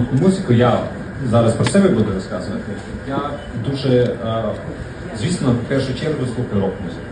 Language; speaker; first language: Ukrainian; non-native, fluent; Serbian